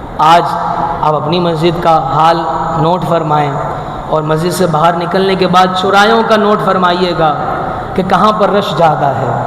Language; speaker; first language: Urdu; native; Urdu